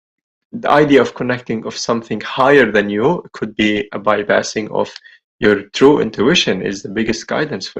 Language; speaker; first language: English; non-native, fluent; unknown